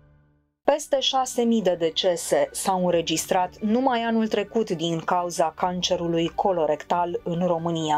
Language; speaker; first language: Romanian; native; Romanian